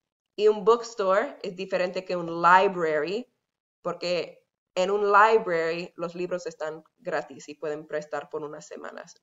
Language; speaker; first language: Spanish; non-native, fluent; English